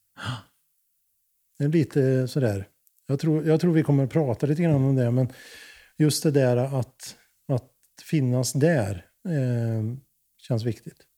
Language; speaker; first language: Swedish; native; Swedish